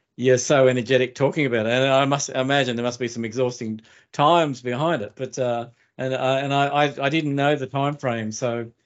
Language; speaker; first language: English; native; English